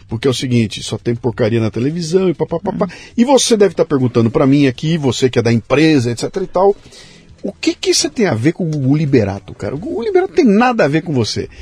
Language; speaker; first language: Portuguese; native; Portuguese